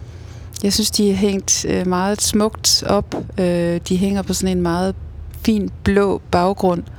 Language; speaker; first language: Danish; native; Danish